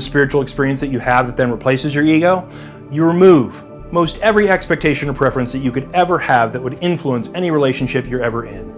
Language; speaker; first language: English; native; English